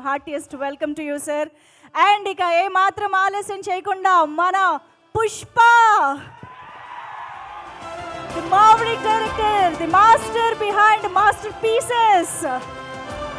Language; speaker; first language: Telugu; native; Telugu